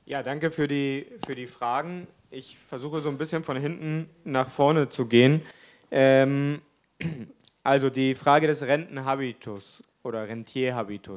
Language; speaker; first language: German; native; German